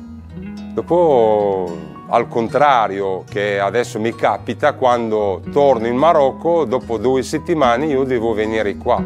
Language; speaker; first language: Italian; non-native, fluent; Arabic